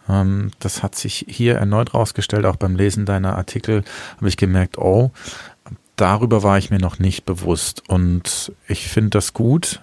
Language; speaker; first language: German; native; German